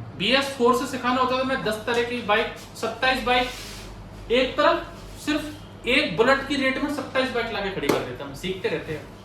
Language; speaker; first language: Hindi; native; Hindi